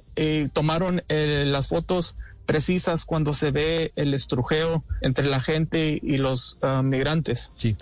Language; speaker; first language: Spanish; early bilingual, heritage; Spanish